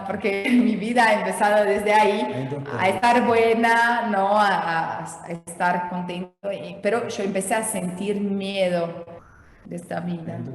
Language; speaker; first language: Spanish; non-native, fluent; Portuguese